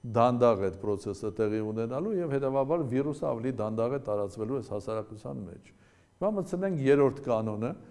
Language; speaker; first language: Armenian; native; Armenian